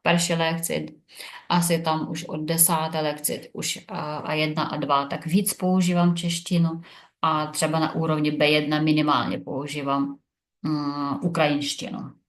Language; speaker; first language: Czech; non-native, fluent; Ukrainian